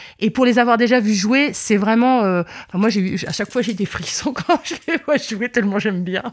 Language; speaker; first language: French; native; French